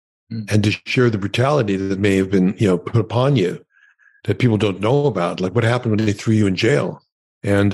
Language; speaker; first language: English; early bilingual, other home language; Yiddish